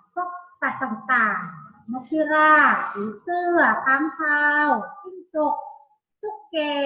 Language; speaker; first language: Thai; native; Thai